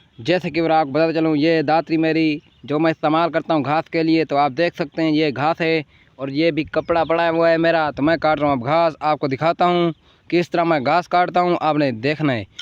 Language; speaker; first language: Urdu; non-native, local second language; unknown